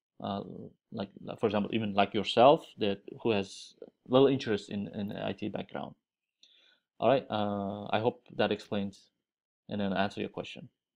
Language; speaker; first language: English; non-native, fluent; Uzbek